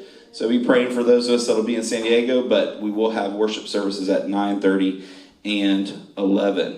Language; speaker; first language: English; native; English